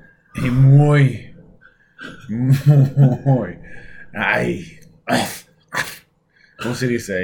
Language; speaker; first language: Spanish; non-native, learner; English